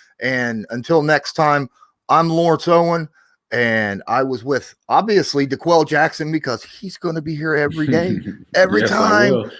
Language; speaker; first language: English; native; English